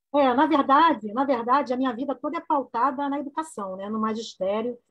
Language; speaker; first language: Portuguese; native; Portuguese